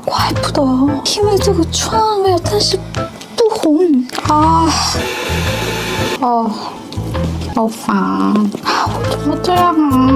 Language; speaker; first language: Chinese; non-native, learner; Korean